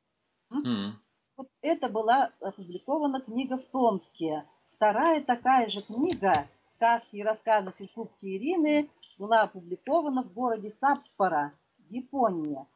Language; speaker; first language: Russian; non-native, local second language; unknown